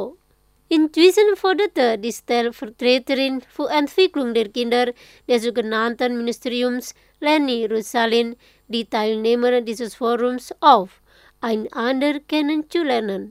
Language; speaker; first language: German; non-native, fluent; Indonesian